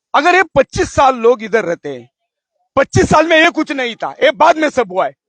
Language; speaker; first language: Hindi; non-native, local second language; Marathi